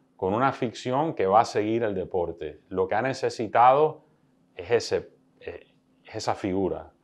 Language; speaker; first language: Spanish; early bilingual, heritage; Spanish